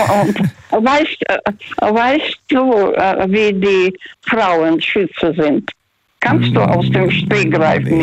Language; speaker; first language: German; non-native, learner; Russian